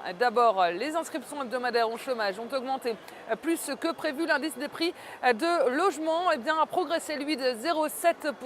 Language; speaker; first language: French; native; French